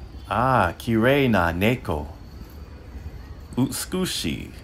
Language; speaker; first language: Japanese; non-native, learner; English